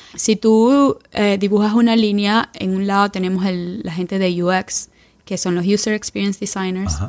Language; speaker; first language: Spanish; native; Spanish